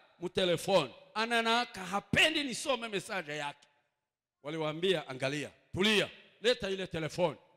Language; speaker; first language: Swahili; non-native, local second language; Kinyarwanda